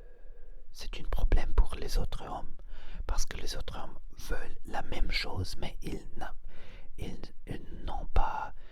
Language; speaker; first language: French; non-native, learner; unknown